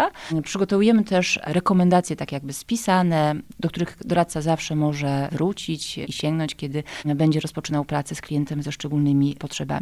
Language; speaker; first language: Polish; native; Polish